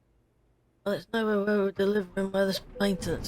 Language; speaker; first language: English; native; English